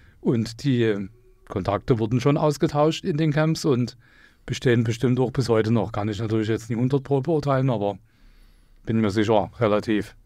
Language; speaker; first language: German; native; German